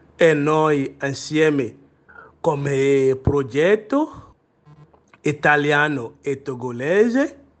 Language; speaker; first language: Italian; non-native, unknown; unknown